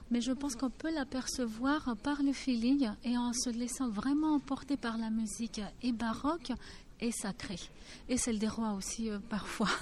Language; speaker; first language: French; non-native, fluent; Greek